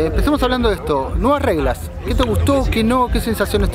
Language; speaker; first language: Spanish; native; Spanish